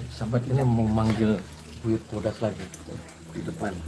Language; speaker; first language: Indonesian; native; Indonesian